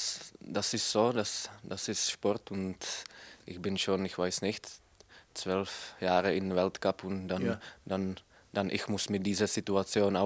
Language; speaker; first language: German; non-native, learner; Czech